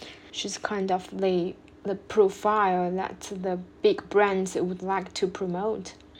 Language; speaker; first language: English; non-native, fluent; Chinese